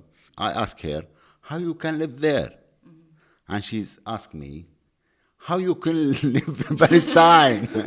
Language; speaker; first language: English; non-native, learner; Arabic